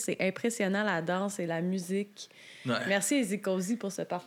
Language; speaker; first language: French; native; French